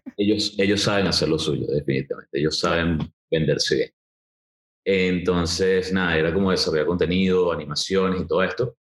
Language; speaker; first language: Spanish; native; Spanish